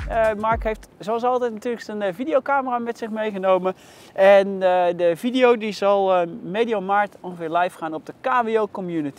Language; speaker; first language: Dutch; native; Dutch